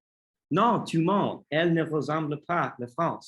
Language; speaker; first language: French; non-native, learner; English